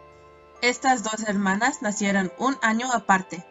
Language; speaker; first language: Spanish; non-native, learner; English